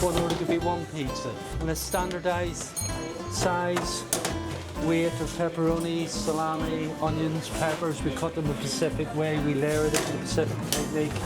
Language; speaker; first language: English; native; English